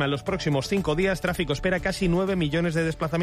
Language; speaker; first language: Spanish; native; Spanish